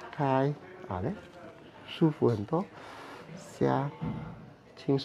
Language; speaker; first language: Chinese; non-native, local second language; Cantonese